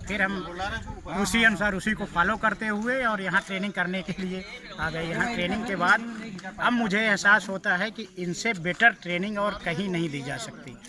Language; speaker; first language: Hindi; native; Hindi